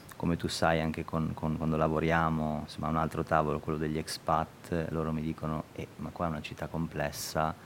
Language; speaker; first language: Italian; early bilingual, other home language; Albanian